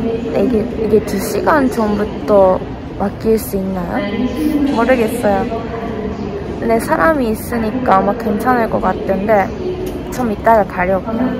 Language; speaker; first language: Korean; non-native, fluent; Japanese